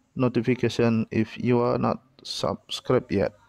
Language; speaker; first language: English; non-native, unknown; Indonesian